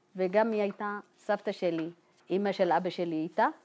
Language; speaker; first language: Hebrew; non-native, fluent; Tigrinya